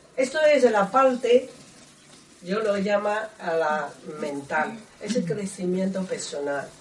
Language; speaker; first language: Spanish; non-native, learner; Chinese